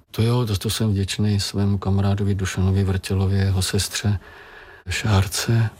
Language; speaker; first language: Czech; native; Czech